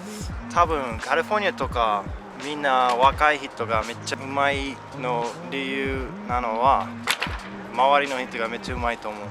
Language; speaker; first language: Japanese; non-native, fluent; English